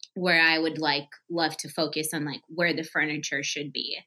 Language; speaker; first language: English; early bilingual, other home language; Portuguese